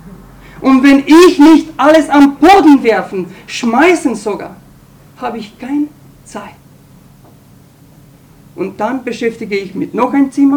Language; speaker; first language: German; non-native, fluent; Romanian